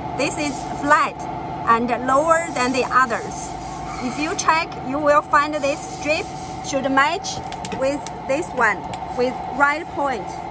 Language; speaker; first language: English; non-native, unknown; Chinese